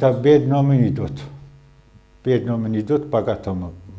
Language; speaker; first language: Russian; non-native, local second language; Azerbaijani